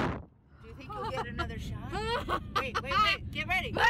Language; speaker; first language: English; native; English